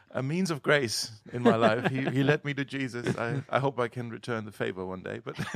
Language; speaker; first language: English; non-native, fluent; German